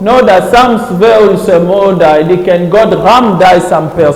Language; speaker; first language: Danish; non-native, fluent; French